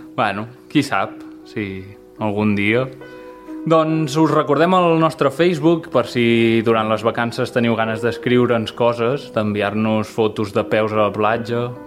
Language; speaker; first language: Catalan; native; Catalan